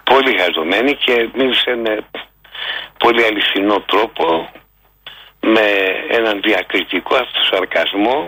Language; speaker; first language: Greek; native; Greek